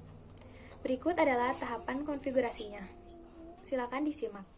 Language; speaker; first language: Indonesian; native; Indonesian